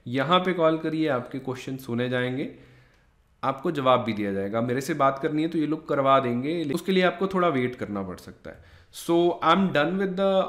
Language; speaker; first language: Hindi; native; Hindi